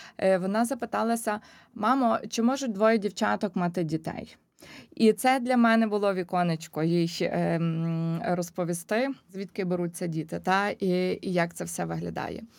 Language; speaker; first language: Ukrainian; native; Ukrainian